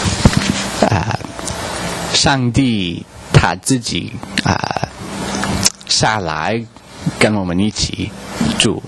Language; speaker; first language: Chinese; non-native, learner; English